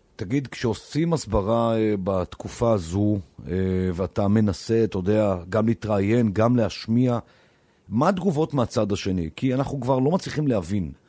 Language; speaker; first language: Hebrew; native; Hebrew